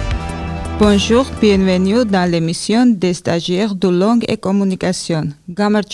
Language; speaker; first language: French; non-native, learner; Georgian